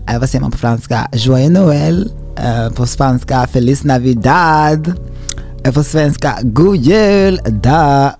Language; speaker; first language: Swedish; early bilingual, other home language; Rundi